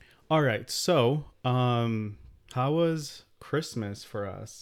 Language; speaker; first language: English; early bilingual, other home language; Spanish